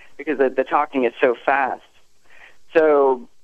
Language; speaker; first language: English; native; English